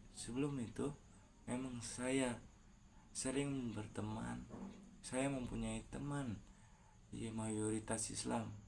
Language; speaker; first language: Indonesian; native; Indonesian